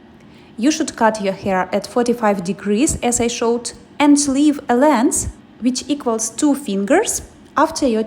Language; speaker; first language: English; non-native, fluent; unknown